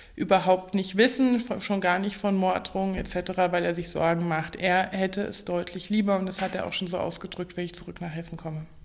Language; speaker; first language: German; native; German